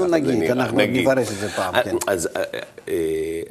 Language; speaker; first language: Hebrew; non-native, fluent; Russian